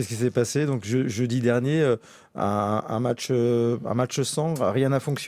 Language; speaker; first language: French; native; French